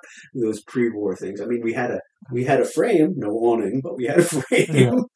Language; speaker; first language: English; native; English